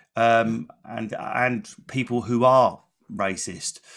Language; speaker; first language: English; native; English